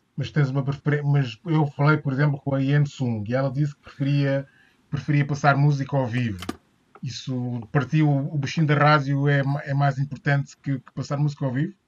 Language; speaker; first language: Portuguese; native; Portuguese